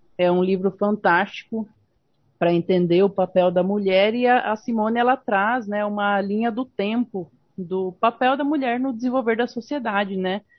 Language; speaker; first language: Portuguese; non-native, fluent; Spanish